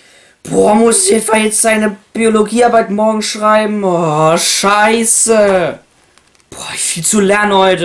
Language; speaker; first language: German; native; German